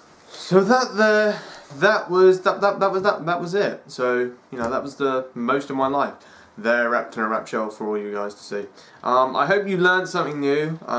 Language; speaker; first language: English; native; English